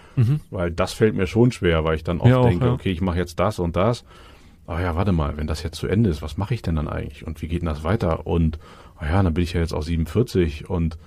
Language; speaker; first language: German; native; German